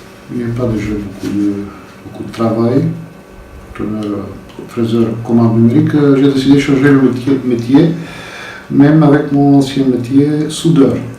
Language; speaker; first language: French; non-native, fluent; Bulgarian